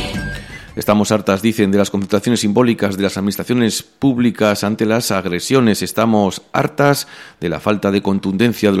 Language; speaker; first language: Spanish; native; Spanish